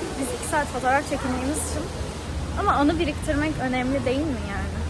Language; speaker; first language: Turkish; early bilingual, heritage; Turkish